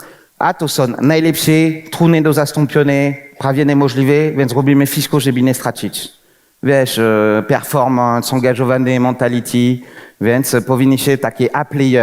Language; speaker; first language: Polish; non-native, fluent; French